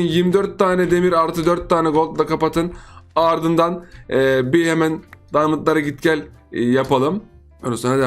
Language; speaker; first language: Turkish; native; Turkish